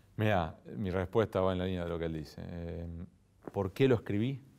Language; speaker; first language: Spanish; native; Spanish